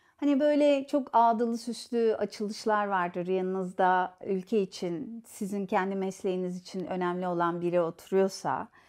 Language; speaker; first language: Turkish; native; Turkish